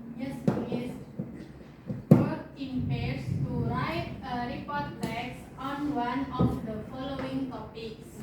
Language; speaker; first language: English; non-native, learner; Indonesian